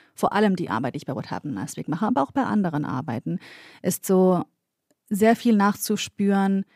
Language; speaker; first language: German; early bilingual, other home language; Central Kurdish